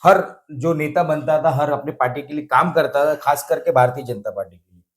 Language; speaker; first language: Hindi; non-native, local second language; Marathi